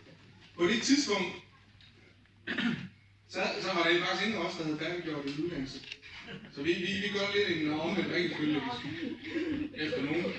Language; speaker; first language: Danish; early bilingual, other home language; Vietnamese